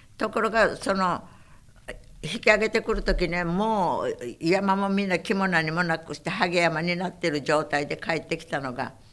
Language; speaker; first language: Japanese; native; Japanese